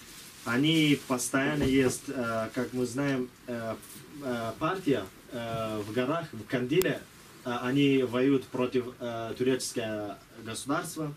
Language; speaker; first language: Russian; non-native, learner; Kurdish